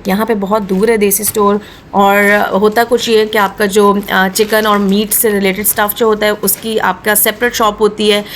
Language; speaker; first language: Urdu; native; Urdu